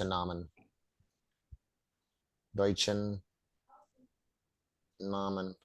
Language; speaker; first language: German; non-native, fluent; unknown